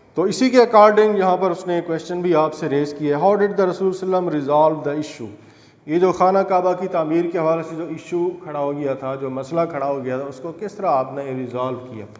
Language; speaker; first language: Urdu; non-native, local second language; Saraiki